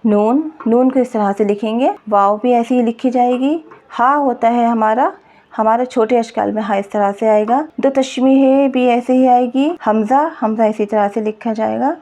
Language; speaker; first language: Urdu; native; Urdu